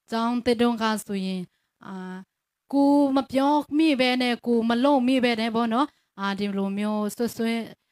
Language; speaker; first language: Burmese; non-native, local second language; Tedim Chin